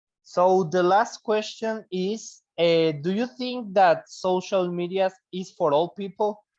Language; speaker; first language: English; non-native, learner; Spanish